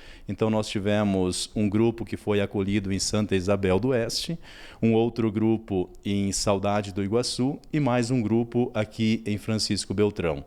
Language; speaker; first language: Portuguese; native; Portuguese